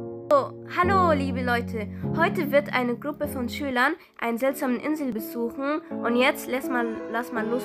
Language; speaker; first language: German; non-native, fluent; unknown